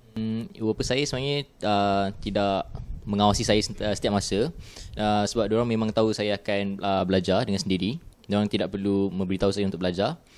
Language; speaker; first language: Malay; native; Malay